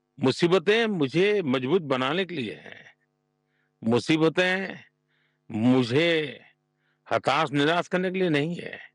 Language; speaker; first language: Hindi; non-native, local second language; Gujarati